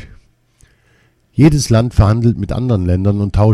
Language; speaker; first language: German; early bilingual, other home language; Arabic